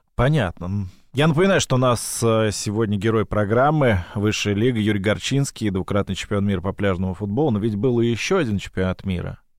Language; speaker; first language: Russian; native; Russian